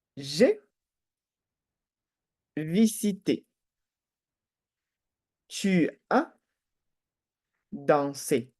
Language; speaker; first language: French; non-native, fluent; Spanish